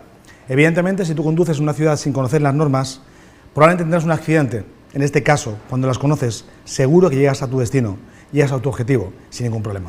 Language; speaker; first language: Spanish; native; Spanish